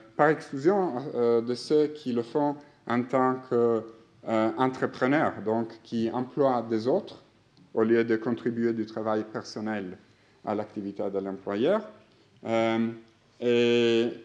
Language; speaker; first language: French; non-native, fluent; Greek